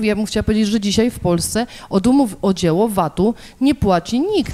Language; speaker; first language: Polish; native; Polish